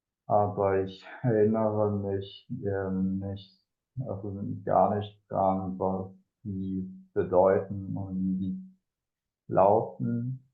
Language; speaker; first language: German; non-native, fluent; Spanish